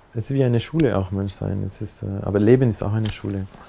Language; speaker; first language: German; non-native, local second language; French